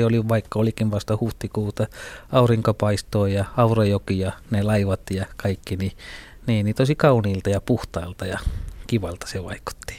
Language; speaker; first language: Finnish; non-native, fluent; Tamil